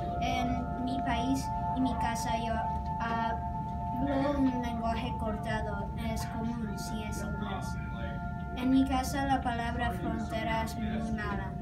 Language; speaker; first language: Spanish; early bilingual, heritage; Spanish